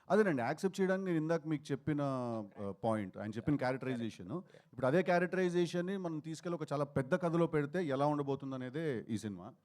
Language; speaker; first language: Telugu; native; Telugu